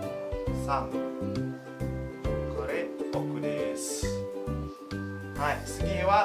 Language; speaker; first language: Japanese; non-native, fluent; Indonesian